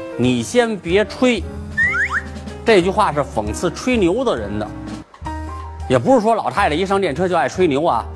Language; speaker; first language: Chinese; native; Chinese